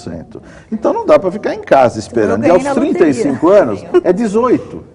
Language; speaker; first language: Portuguese; native; Portuguese